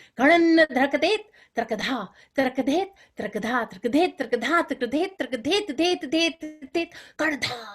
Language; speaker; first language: Hindi; non-native, local second language; Bangla